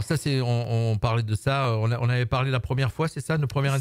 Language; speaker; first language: French; native; French